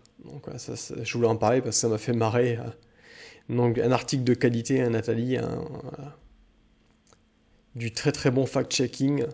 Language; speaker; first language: French; native; French